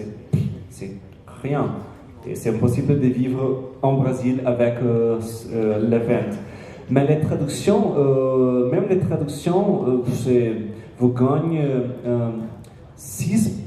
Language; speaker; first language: French; non-native, learner; Portuguese